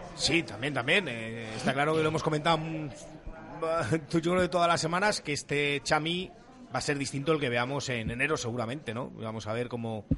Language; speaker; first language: Spanish; native; Spanish